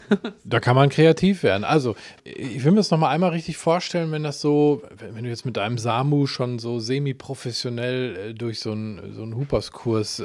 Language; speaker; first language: German; native; German